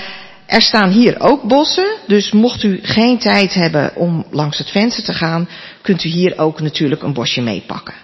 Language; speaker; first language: Dutch; native; Dutch